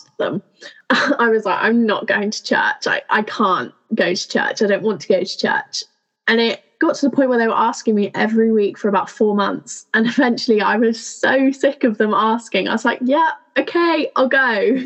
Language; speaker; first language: English; native; English